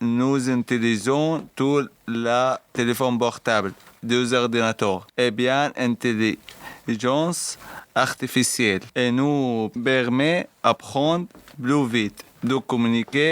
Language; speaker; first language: French; non-native, learner; Arabic